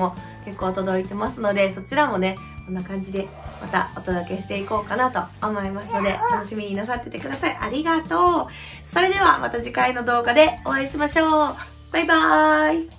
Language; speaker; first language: Japanese; native; Japanese